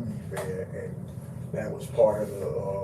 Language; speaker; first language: English; native; English